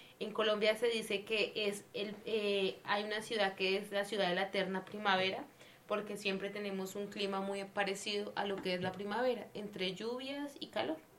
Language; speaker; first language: Spanish; native; Spanish